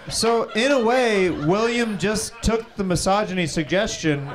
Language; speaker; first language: English; native; English